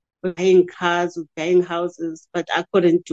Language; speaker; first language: English; non-native, local second language; Xhosa